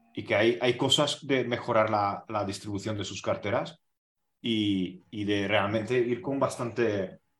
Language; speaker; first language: Spanish; non-native, fluent; Hungarian